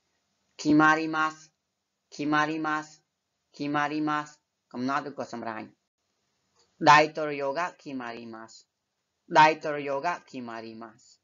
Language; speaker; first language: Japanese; non-native, fluent; Khmer